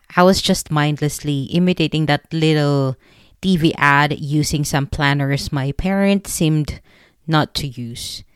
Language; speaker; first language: English; non-native, local second language; Filipino